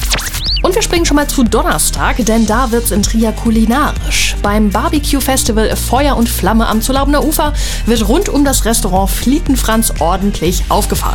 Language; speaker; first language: German; native; German